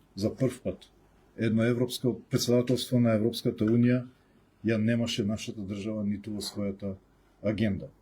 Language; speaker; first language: Macedonian; non-native, local second language; Albanian